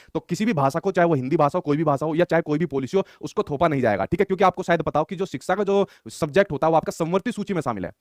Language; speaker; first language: Hindi; native; Hindi